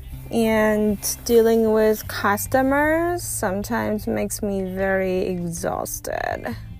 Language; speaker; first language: English; non-native, fluent; Japanese